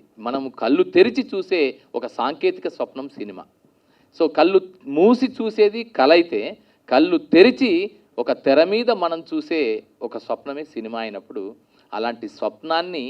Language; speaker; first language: Telugu; native; Telugu